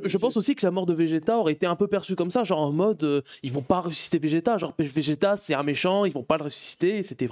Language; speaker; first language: French; native; French